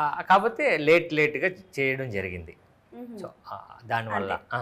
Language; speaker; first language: Telugu; native; Telugu